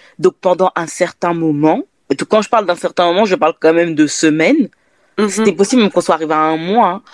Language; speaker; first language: French; native; French